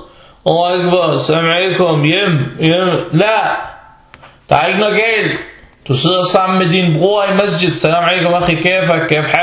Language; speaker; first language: Danish; early bilingual, other home language; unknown